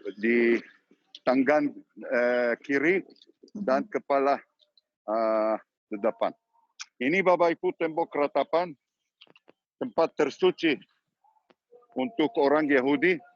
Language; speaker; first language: Indonesian; non-native, learner; Hebrew